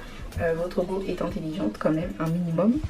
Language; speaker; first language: French; native; French